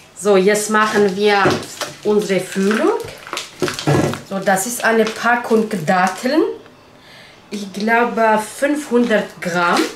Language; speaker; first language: German; non-native, learner; Turkish